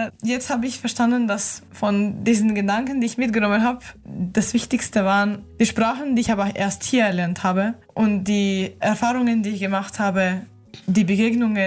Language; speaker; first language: German; non-native, fluent; Ukrainian